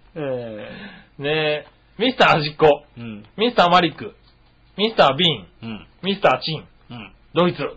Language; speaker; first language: Japanese; native; Japanese